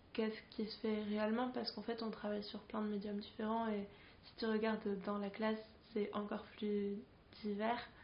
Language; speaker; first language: French; non-native, fluent; Spanish